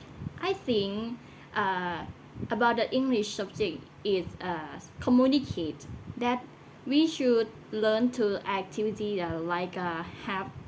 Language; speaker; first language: English; non-native, learner; Thai